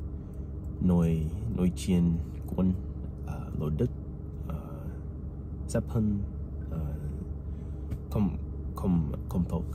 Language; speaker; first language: Vietnamese; non-native, learner; English